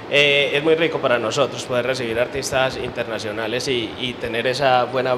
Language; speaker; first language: Spanish; native; Spanish